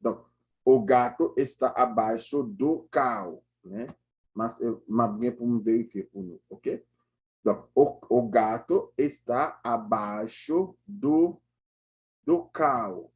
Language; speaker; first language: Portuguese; non-native, learner; Haitian Creole